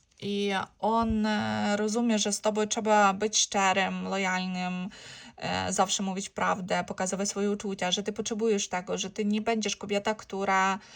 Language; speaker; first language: Polish; non-native, learner; Ukrainian